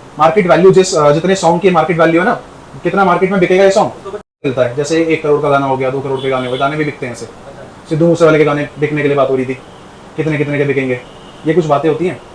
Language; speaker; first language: Hindi; native; Hindi